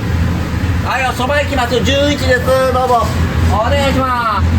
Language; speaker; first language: Japanese; native; Japanese